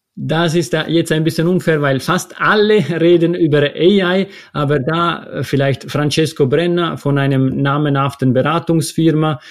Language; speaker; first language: German; non-native, local second language; Italian